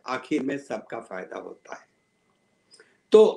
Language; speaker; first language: Hindi; early bilingual, other home language; Punjabi